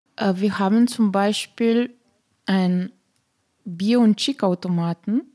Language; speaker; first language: German; non-native, fluent; Slovenian